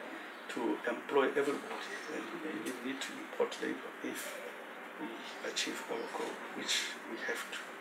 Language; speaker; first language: English; non-native, local second language; Tswana